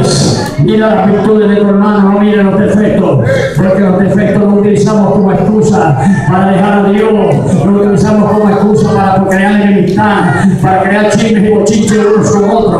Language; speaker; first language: Spanish; native; Spanish